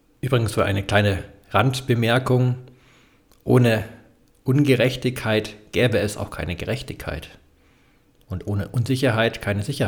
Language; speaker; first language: German; native; German